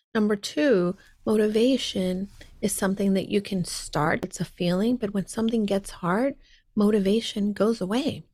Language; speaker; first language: English; early bilingual, heritage; Spanish